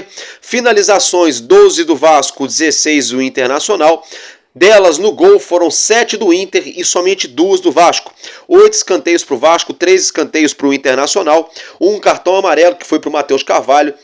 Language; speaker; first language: Portuguese; native; Portuguese